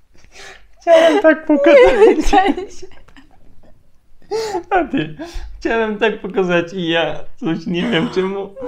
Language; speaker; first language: Polish; non-native, fluent; Turkish